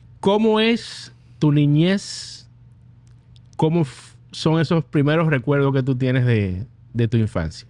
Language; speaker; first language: Spanish; native; Spanish